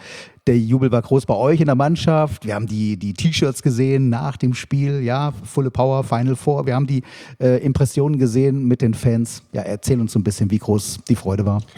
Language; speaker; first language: German; native; German